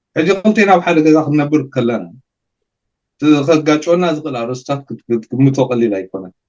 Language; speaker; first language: Tigrinya; native; Tigrinya